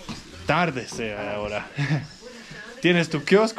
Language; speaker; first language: Spanish; non-native, learner; Danish